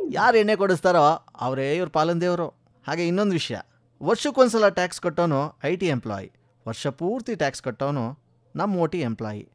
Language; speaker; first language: Kannada; native; Kannada